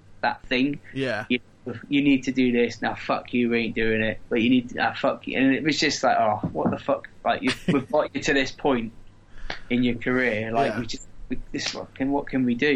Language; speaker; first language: English; native; English